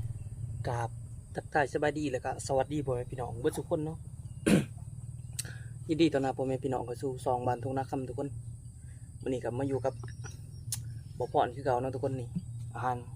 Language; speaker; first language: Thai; non-native, local second language; Northeastern Thai